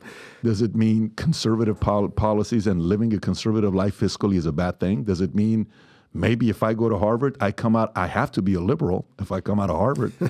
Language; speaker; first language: English; non-native, fluent; Persian